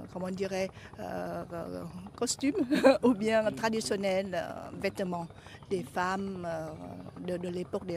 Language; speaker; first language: French; non-native, fluent; Vietnamese